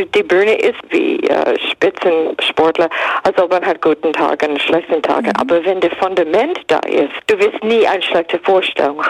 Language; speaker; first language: German; non-native, fluent; English